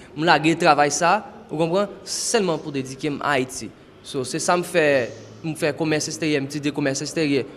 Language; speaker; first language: Haitian Creole; non-native, fluent; Portuguese